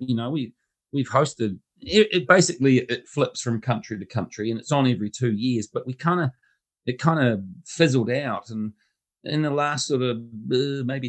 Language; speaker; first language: English; native; English